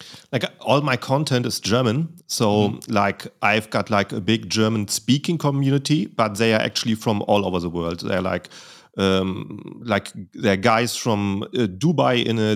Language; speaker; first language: English; non-native, fluent; German